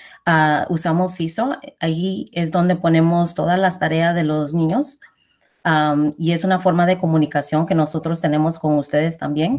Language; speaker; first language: Spanish; early bilingual, heritage; Spanish